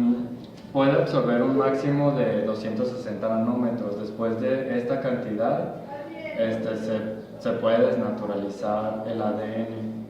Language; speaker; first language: Spanish; native; Spanish